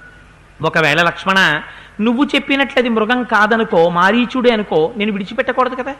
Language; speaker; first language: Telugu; native; Telugu